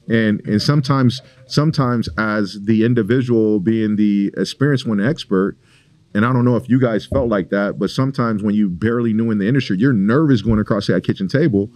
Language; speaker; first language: English; native; English